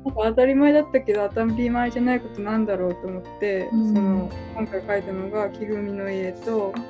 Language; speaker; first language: Japanese; native; Japanese